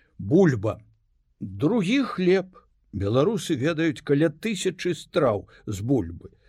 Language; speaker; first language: Belarusian; non-native, local second language; Russian